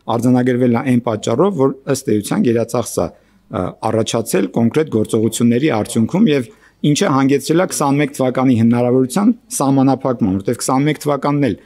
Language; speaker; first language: Armenian; native; Armenian